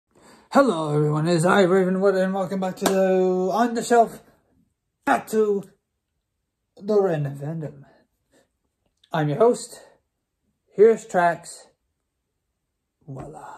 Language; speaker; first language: English; native; English